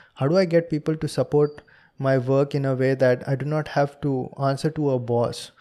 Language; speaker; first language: English; non-native, local second language; Hindi